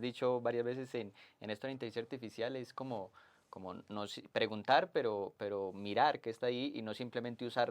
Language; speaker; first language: Spanish; native; Spanish